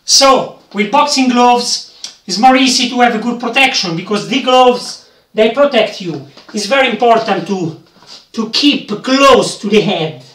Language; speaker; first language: English; non-native, learner; Italian